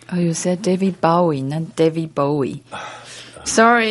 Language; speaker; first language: English; non-native, learner; Chinese